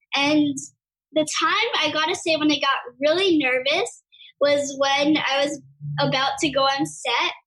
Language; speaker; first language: English; native; English